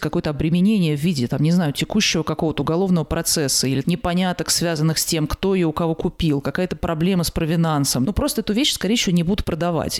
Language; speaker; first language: Russian; native; Russian